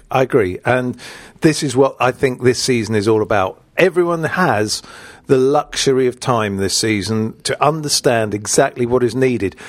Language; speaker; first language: English; native; English